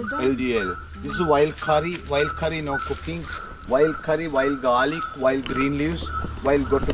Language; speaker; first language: English; non-native, learner; Sinhala